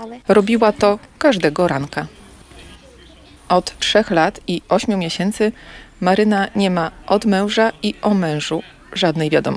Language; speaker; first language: Polish; native; Polish